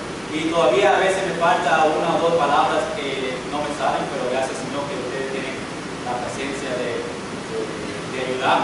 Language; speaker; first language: Spanish; non-native, fluent; English